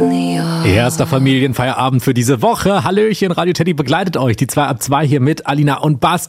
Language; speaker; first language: German; native; German